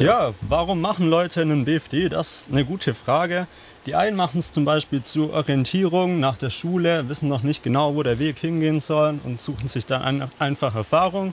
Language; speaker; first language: German; native; German